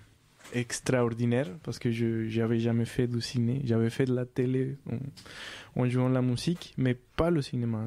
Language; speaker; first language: French; non-native, fluent; Spanish